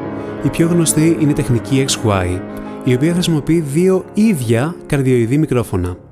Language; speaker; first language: Greek; native; Greek